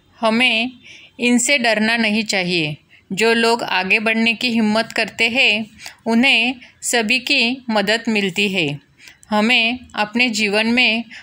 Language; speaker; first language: Hindi; non-native, local second language; Marathi